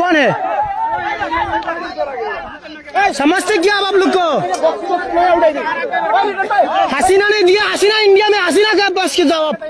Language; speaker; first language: Hindi; non-native, learner; Bangla